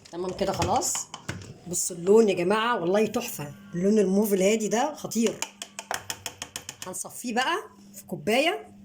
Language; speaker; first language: Arabic; native; Arabic